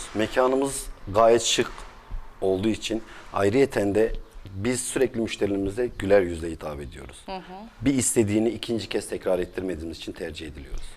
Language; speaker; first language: Turkish; native; Turkish